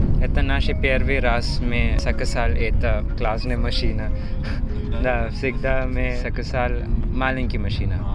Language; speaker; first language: Russian; non-native, learner; Malayalam